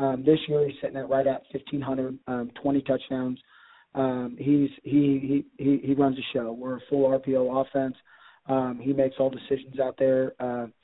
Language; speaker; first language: English; native; English